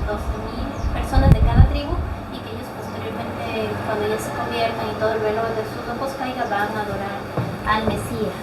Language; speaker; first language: Spanish; native; Spanish